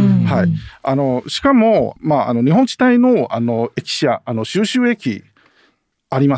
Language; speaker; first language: Japanese; non-native, learner; Chinese